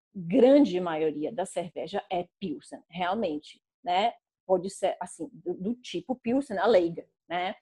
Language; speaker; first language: Portuguese; non-native, fluent; Czech